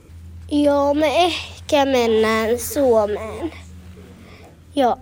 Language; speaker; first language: Finnish; early bilingual, heritage; Finnish